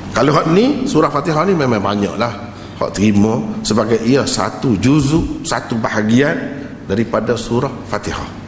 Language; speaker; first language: Malay; native; Malay